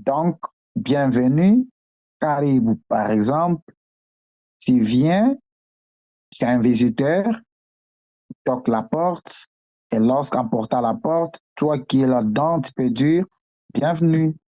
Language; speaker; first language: French; non-native, local second language; Swahili